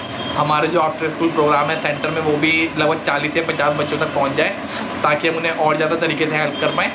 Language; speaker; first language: Hindi; native; Hindi